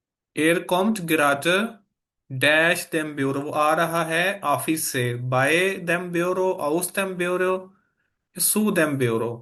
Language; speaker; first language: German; non-native, fluent; Urdu